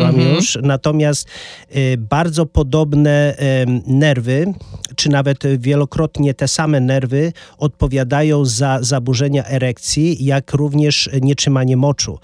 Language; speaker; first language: Polish; native; Polish